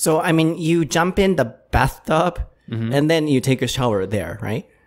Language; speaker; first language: English; non-native, fluent; Japanese